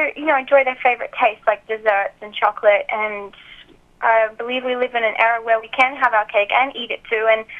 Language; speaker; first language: English; native; English